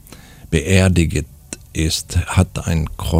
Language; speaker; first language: German; non-native, fluent; Swedish